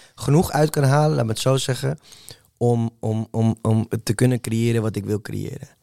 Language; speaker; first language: Dutch; early bilingual, other home language; Spanish